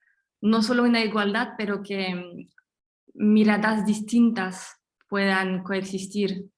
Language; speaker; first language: Spanish; non-native, fluent; French